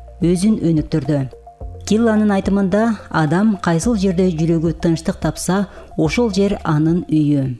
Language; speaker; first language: Kyrgyz; native; Kyrgyz